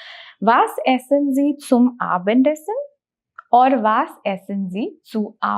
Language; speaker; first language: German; non-native, fluent; English